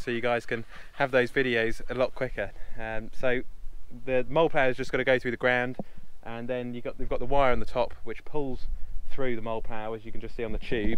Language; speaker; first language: English; native; English